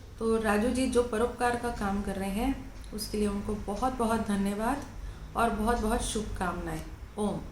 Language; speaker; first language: Hindi; native; Hindi